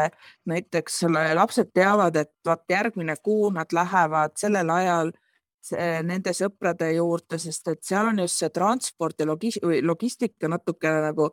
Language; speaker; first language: Estonian; native; Estonian